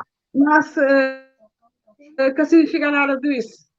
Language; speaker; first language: Portuguese; non-native, local second language; Kabuverdianu